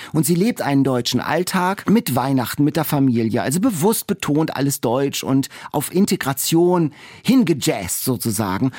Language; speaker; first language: German; native; German